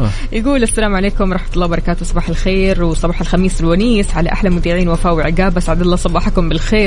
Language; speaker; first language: Arabic; native; Arabic